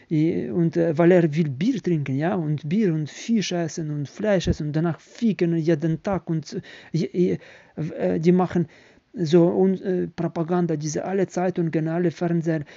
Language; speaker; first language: German; non-native, learner; Ukrainian